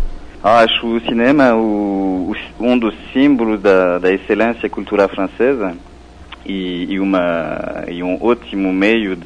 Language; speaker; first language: Portuguese; non-native, fluent; French